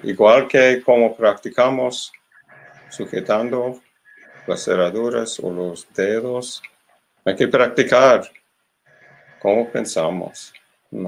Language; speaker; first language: Spanish; non-native, learner; English